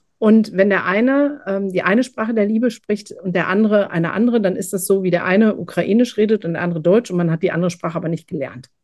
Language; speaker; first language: German; native; German